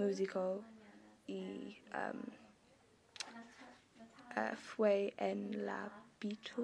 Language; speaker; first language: Spanish; non-native, learner; English